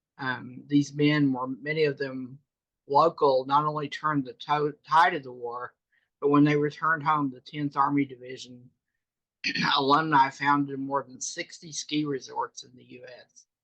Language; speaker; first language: English; native; English